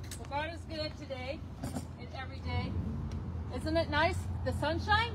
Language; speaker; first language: English; native; English